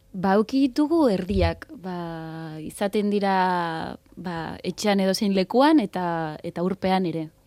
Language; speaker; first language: Basque; non-native, fluent; Catalan